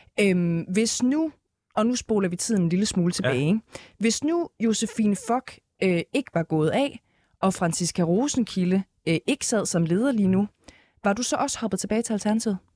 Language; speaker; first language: Danish; native; Danish